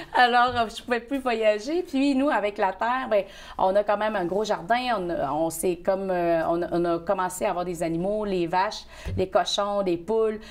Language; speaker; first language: French; early bilingual, other home language; Vietnamese